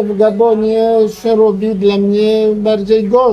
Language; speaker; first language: Polish; non-native, learner; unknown